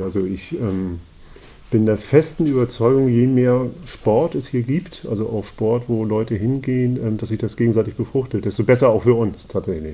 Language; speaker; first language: German; native; German